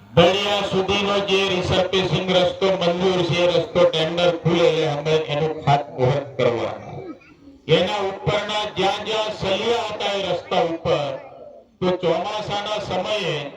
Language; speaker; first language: Gujarati; non-native, local second language; Rathawi